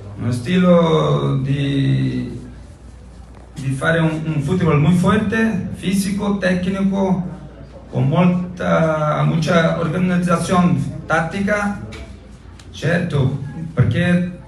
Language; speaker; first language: Spanish; non-native, learner; Portuguese